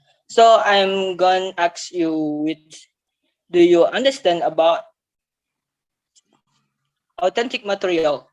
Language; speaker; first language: English; non-native, learner; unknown